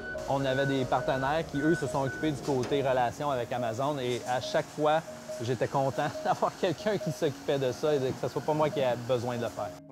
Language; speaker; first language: French; native; French